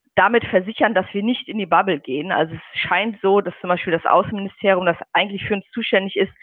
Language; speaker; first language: German; native; German